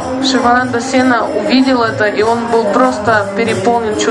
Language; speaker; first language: Russian; native; Russian